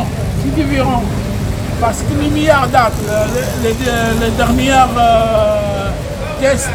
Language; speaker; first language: French; non-native, learner; Arabic